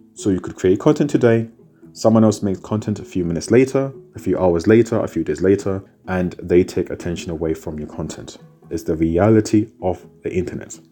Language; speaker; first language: English; native; English